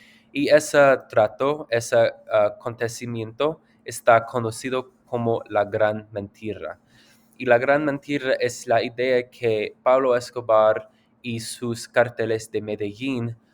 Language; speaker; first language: Spanish; non-native, learner; English